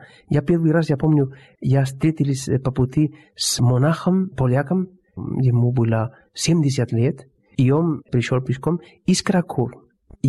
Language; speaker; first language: Russian; non-native, fluent; Spanish